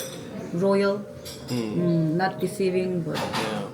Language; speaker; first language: English; non-native, learner; Korean